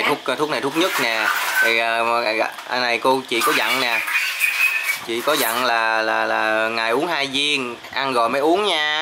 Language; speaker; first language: Vietnamese; native; Vietnamese